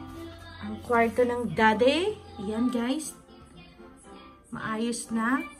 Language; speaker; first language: Filipino; native; Filipino